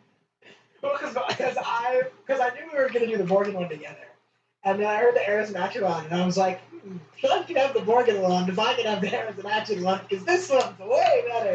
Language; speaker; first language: English; native; English